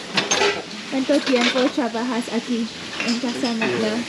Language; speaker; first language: Spanish; non-native, learner; English